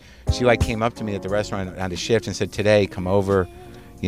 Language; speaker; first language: English; native; English